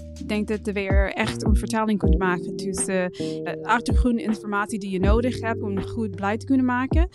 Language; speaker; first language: Dutch; non-native, fluent; English